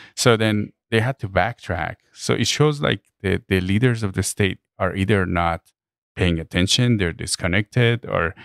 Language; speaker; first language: English; non-native, fluent; Persian